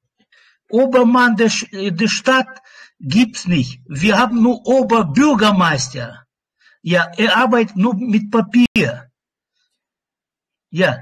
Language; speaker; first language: German; non-native, learner; Russian